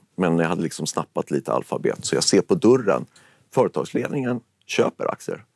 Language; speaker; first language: Swedish; native; Swedish